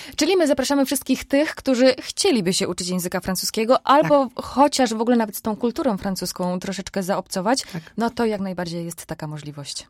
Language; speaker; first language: Polish; native; Polish